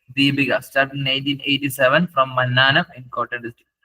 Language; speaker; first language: English; non-native, local second language; Malayalam